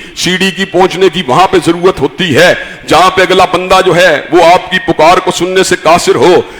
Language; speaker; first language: Urdu; non-native, local second language; Punjabi